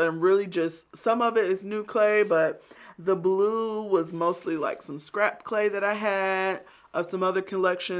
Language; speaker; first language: English; native; English